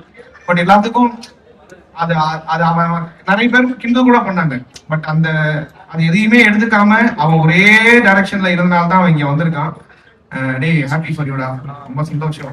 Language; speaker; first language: Tamil; native; Tamil